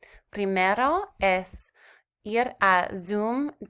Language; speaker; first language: Spanish; non-native, learner; English